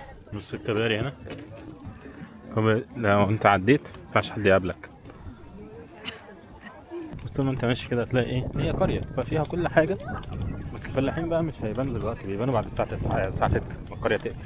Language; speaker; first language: Arabic; native; Arabic